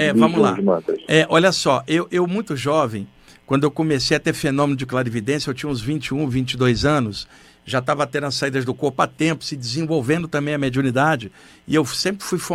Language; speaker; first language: Portuguese; native; Portuguese